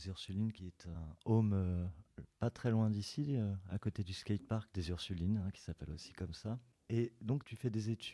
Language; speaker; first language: French; native; French